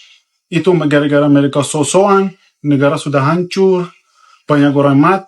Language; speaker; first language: Indonesian; non-native, fluent; Persian